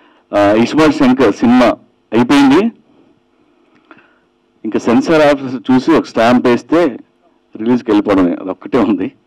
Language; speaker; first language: Telugu; native; Telugu